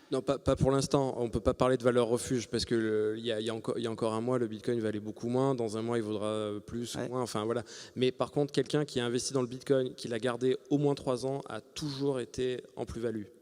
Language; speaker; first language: French; native; French